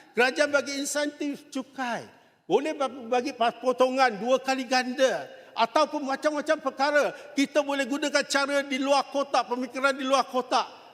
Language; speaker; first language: Malay; non-native, local second language; Chinese